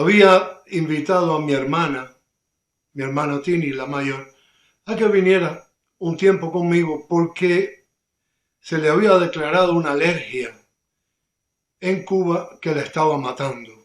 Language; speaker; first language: Spanish; native; Spanish